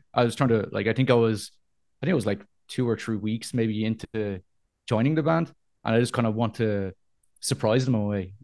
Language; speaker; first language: English; native; English